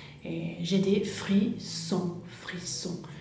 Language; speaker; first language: French; non-native, fluent; Spanish